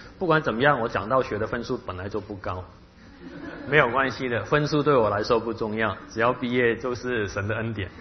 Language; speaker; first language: Chinese; non-native, local second language; Cantonese